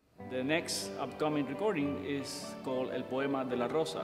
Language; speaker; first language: English; non-native, fluent; Spanish